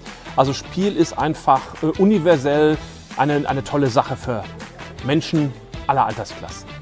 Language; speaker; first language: German; native; German